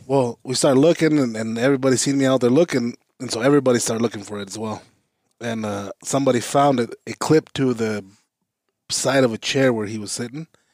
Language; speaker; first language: English; early bilingual, other home language; Spanish